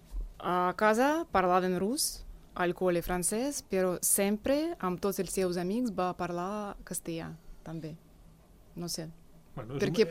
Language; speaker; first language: Catalan; non-native, fluent; Russian